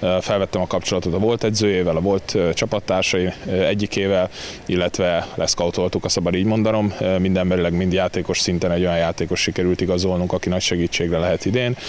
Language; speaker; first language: Hungarian; native; Hungarian